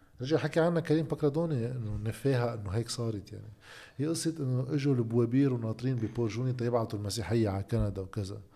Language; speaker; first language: Arabic; native; Arabic